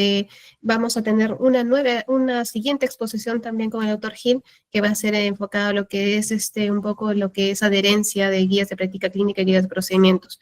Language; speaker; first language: Spanish; native; Spanish